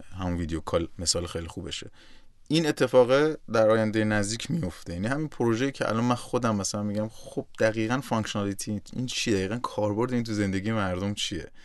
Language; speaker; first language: Persian; native; Persian